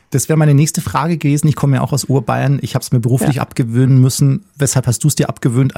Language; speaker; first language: German; native; German